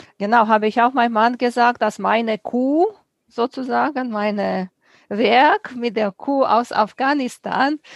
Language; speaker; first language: German; non-native, fluent; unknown